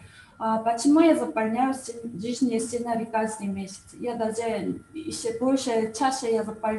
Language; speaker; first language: Russian; non-native, learner; Korean